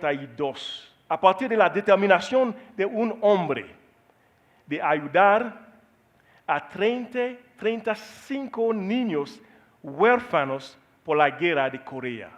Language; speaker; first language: Spanish; non-native, learner; Haitian Creole